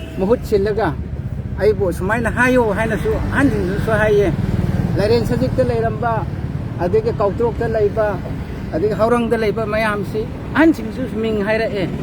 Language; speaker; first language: Manipuri; non-native, local second language; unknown